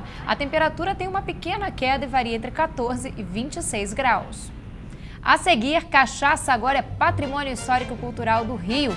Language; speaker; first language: Portuguese; native; Portuguese